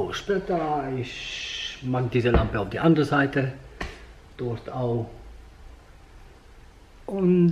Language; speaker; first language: German; non-native, fluent; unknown